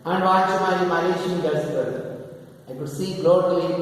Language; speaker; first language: English; non-native, local second language; Malayalam